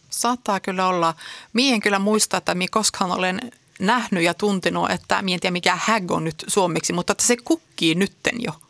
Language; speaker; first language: Finnish; early bilingual, heritage; Finnish